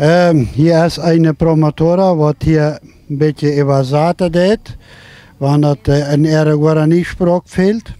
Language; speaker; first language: German; non-native, local second language; Plautdietsch